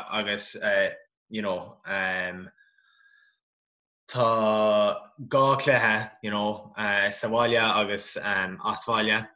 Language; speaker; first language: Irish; non-native, local second language; English